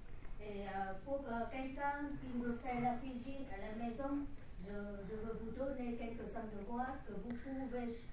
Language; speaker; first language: French; non-native, learner; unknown